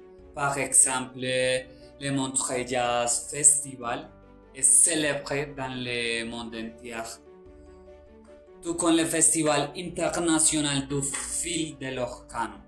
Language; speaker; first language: French; non-native, learner; Spanish